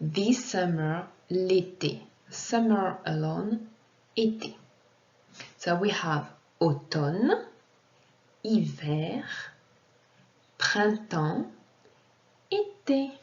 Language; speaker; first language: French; non-native, fluent; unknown